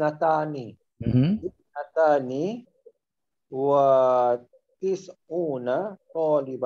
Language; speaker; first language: Arabic; non-native, learner; Malay